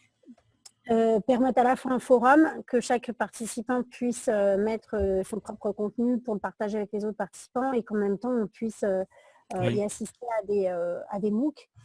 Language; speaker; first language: French; native; French